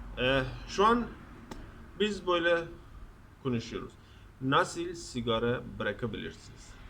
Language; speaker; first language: Turkish; non-native, learner; Persian